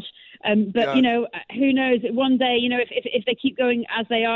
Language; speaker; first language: English; native; English